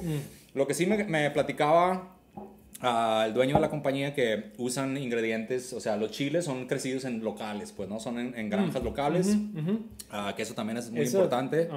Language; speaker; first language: Spanish; native; Spanish